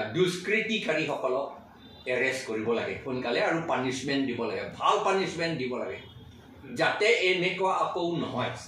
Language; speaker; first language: Assamese; non-native, local second language; Karbi